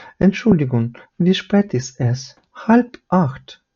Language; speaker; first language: German; non-native, fluent; Ukrainian